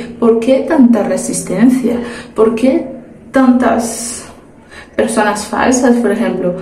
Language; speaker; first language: Spanish; early bilingual, other home language; Portuguese